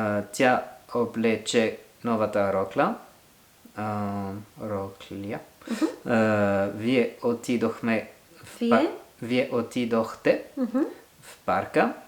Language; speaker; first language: Bulgarian; non-native, learner; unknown